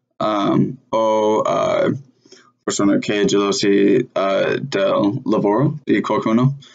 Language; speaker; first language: Italian; non-native, learner; English